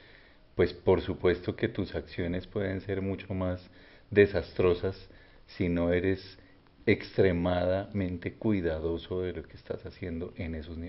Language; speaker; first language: Spanish; native; Spanish